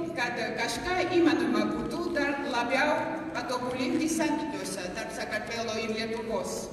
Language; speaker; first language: Lithuanian; non-native, fluent; Georgian